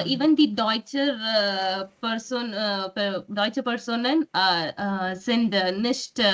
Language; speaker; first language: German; non-native, learner; Tamil